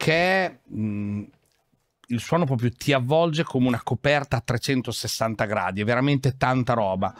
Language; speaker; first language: Italian; native; Italian